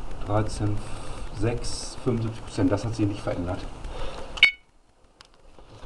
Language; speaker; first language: German; native; German